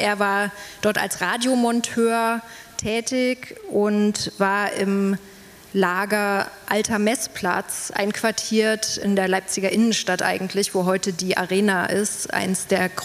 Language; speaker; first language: German; native; German